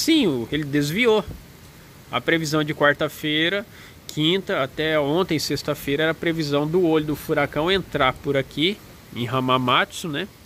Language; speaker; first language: Portuguese; native; Portuguese